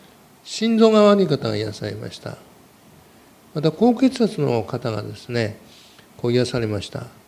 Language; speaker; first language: Japanese; native; Japanese